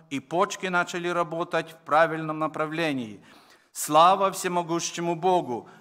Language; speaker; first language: Russian; non-native, local second language; Ukrainian